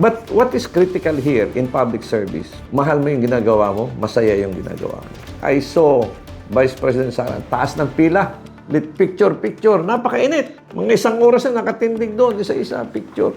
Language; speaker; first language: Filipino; non-native, local second language; Cebuano